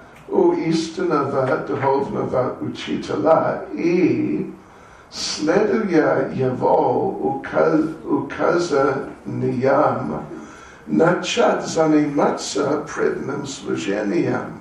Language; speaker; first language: Russian; non-native, learner; English